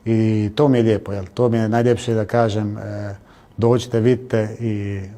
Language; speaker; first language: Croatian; early bilingual, heritage; Croatian